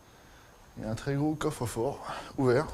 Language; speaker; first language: French; native; French